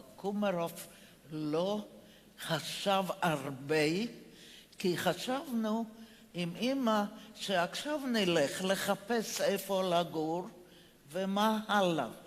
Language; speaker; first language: Hebrew; non-native, fluent; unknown